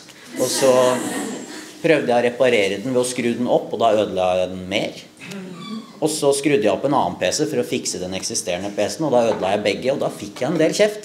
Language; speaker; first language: Norwegian; native; Norwegian